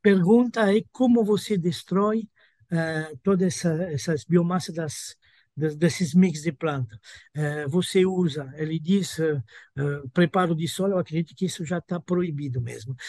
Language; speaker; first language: Portuguese; non-native, fluent; French